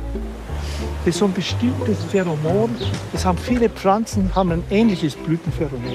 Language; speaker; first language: German; native; German